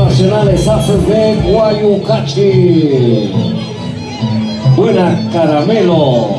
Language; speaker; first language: Spanish; native; Spanish